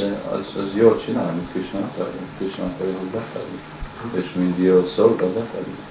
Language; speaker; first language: Hungarian; early bilingual, heritage; Hungarian